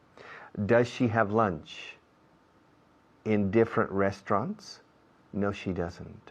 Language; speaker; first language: English; non-native, fluent; Spanish